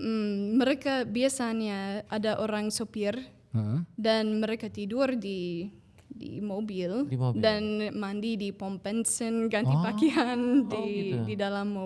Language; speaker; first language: Indonesian; non-native, fluent; English